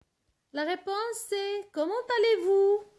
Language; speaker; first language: French; non-native, local second language; Arabic